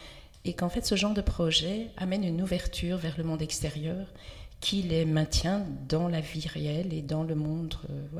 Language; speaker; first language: French; native; French